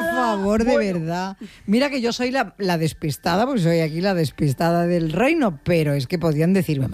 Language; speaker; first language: Spanish; native; Spanish